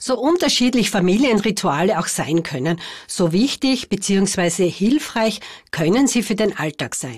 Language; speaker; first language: German; native; German